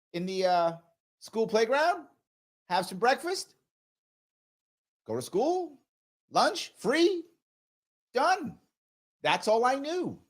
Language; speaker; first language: English; native; English